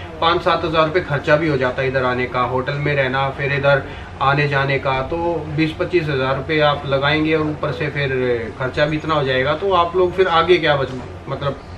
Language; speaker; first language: Hindi; native; Hindi